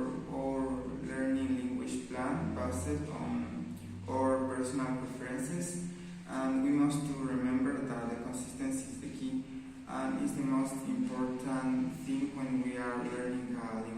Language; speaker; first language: English; non-native, learner; Spanish